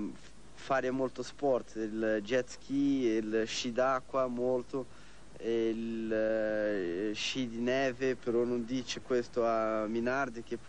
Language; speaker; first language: Italian; non-native, fluent; Portuguese